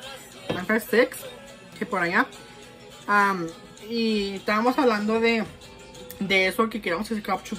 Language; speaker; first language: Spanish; early bilingual, heritage; Spanish